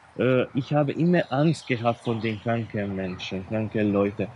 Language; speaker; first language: German; non-native, fluent; Hungarian